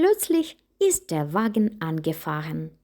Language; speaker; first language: German; non-native, fluent; Ukrainian